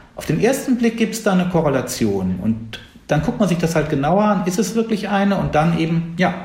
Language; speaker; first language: German; native; German